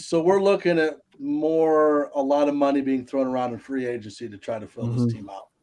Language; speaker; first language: English; native; English